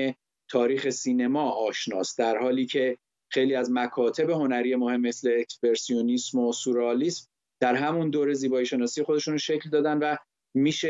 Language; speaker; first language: Persian; native; Persian